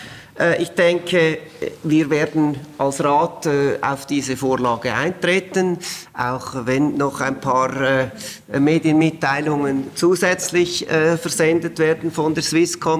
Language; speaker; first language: German; native; German